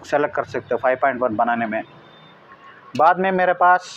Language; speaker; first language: Hindi; non-native, local second language; Telugu